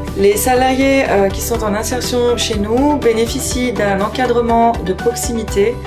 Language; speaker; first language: French; native; French